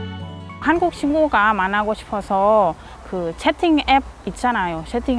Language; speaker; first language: Korean; non-native, fluent; Thai